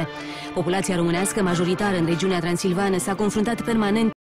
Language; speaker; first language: Romanian; native; Romanian